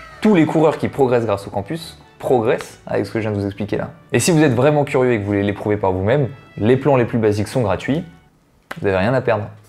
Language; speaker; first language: French; native; French